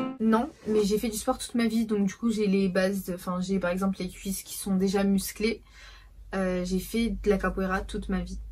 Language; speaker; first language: French; early bilingual, other home language; Portuguese